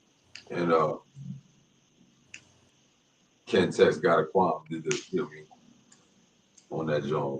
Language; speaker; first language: English; native; English